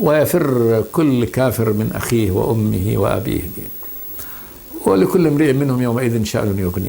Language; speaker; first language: Arabic; native; Arabic